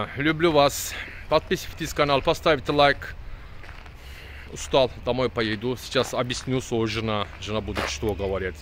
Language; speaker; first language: Russian; non-native, learner; Turkish